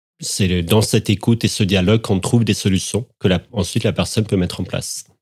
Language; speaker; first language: French; native; French